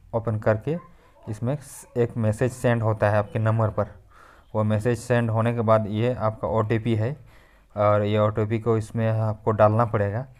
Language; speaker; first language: Hindi; native; Hindi